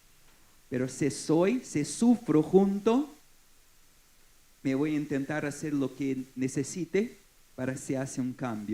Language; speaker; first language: Spanish; non-native, fluent; Portuguese